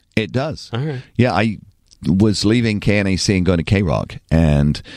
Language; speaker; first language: English; native; English